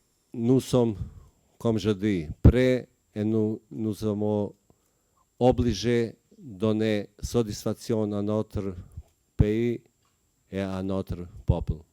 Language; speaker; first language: French; non-native, learner; Bosnian